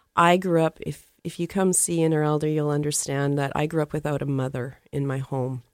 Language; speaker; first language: English; native; English